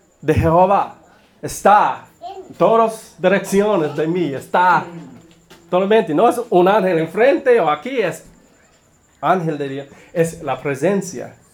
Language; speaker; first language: Spanish; non-native, learner; English